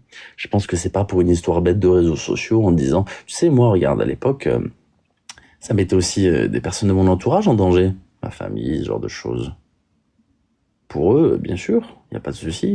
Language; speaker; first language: French; native; French